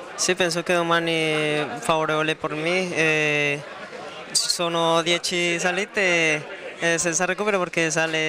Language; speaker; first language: Italian; non-native, learner; Spanish